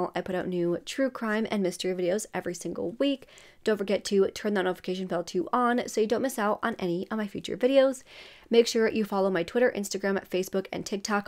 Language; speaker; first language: English; native; English